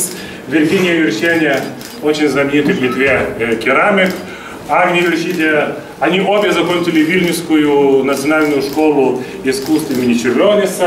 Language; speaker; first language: Russian; non-native, fluent; Lithuanian